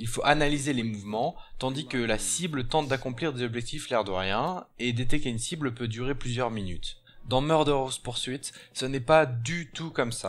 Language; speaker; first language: French; native; French